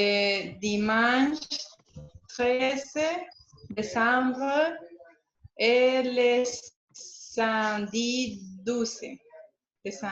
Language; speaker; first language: French; non-native, learner; Spanish